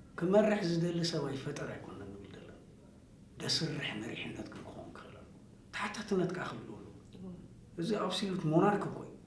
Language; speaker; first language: Tigrinya; native; Tigrinya